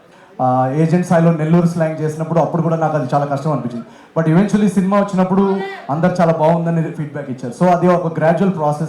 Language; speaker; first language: Telugu; native; Telugu